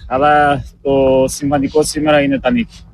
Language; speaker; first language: Greek; non-native, learner; Portuguese